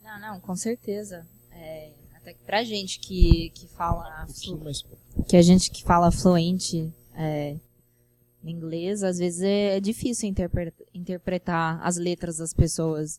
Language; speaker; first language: Portuguese; early bilingual, heritage; Portuguese